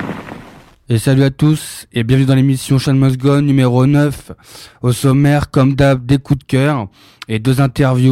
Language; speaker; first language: French; native; French